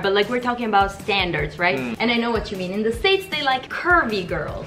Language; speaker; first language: English; non-native, fluent; Italian